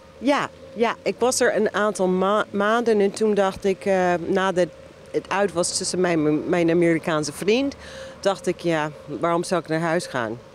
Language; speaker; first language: Dutch; non-native, fluent; English